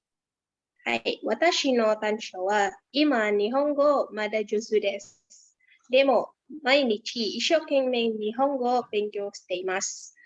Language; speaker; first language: Japanese; non-native, learner; Indonesian